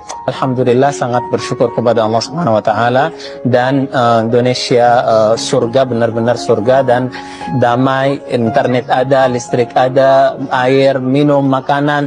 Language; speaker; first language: Indonesian; non-native, fluent; Arabic